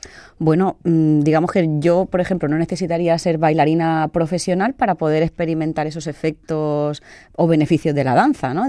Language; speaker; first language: Spanish; native; Spanish